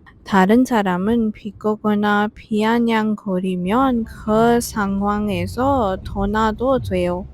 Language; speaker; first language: Korean; non-native, fluent; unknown